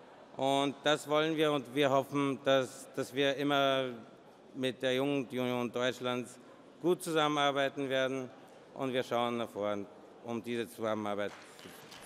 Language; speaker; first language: German; non-native, fluent; Polish